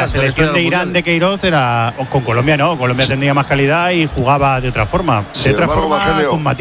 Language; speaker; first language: Spanish; native; Spanish